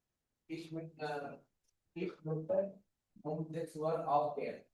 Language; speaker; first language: German; non-native, learner; Hindi